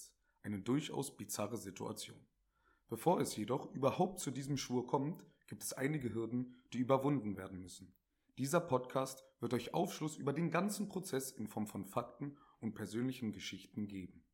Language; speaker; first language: German; native; German